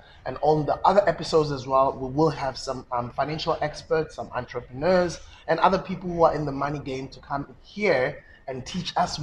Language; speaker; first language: English; non-native, local second language; Zulu